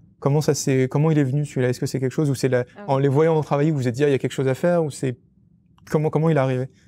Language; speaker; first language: French; native; French